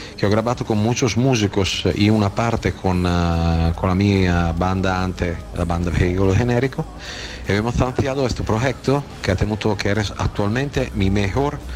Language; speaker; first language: Spanish; non-native, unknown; Italian